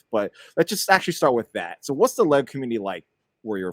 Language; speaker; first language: English; native; English